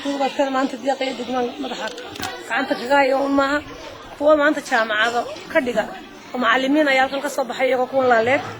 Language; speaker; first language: Somali; native; Somali